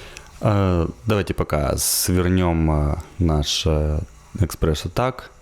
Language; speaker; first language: Russian; native; Russian